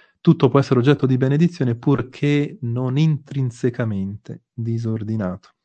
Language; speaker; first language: Italian; native; Italian